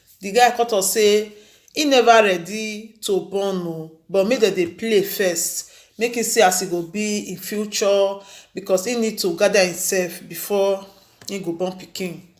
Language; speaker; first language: Nigerian Pidgin; non-native, local second language; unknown